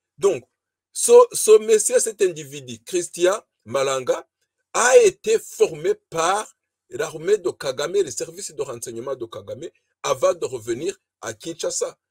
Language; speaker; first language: French; non-native, local second language; Kinyarwanda